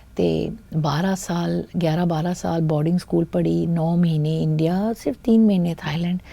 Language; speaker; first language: Punjabi; early bilingual, heritage; Punjabi